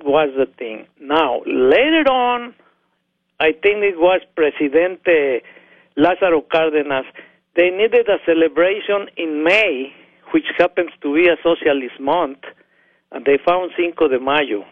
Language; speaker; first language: English; non-native, learner; Spanish